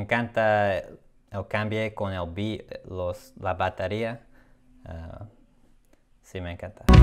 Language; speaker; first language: Spanish; non-native, learner; English